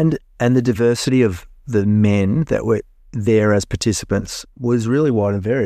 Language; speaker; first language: English; native; English